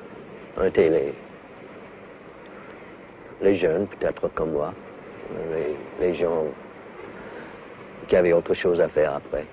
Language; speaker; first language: French; non-native, fluent; English